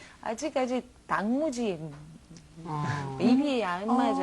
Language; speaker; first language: Korean; non-native, learner; Romanian